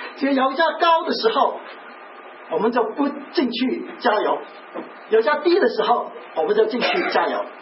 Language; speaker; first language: Chinese; native; Chinese